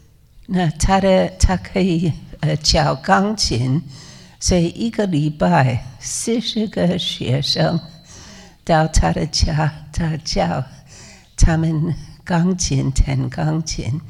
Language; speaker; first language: Chinese; non-native, fluent; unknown